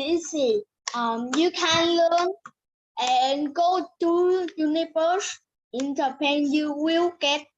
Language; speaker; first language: English; non-native, learner; Vietnamese